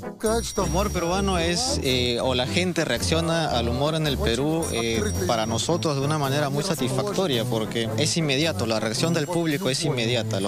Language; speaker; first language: Spanish; non-native, fluent; Ukrainian